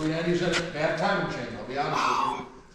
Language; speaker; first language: English; native; English